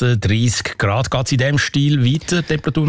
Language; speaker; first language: German; native; German